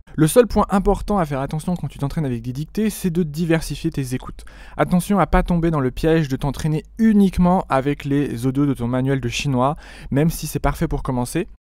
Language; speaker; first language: French; native; French